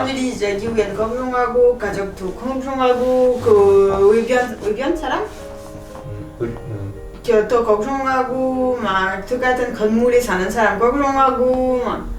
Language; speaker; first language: Korean; non-native, learner; French